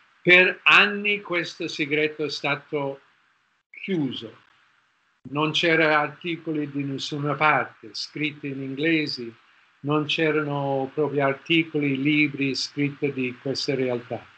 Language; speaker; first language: Italian; non-native, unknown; English